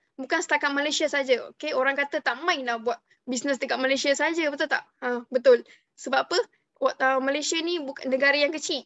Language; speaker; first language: Malay; native; Malay